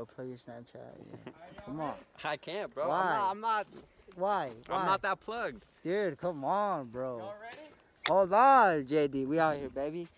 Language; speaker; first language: English; native; English